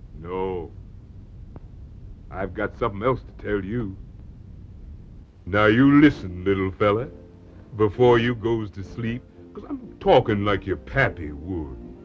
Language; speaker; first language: English; native; English